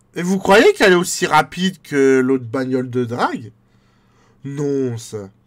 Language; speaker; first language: French; native; French